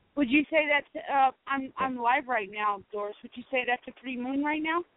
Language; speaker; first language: English; native; English